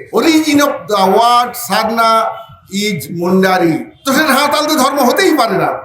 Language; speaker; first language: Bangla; non-native, local second language; Santali